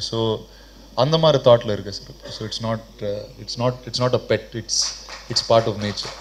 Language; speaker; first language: Tamil; non-native, local second language; Telugu